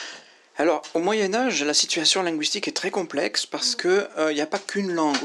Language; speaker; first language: French; native; French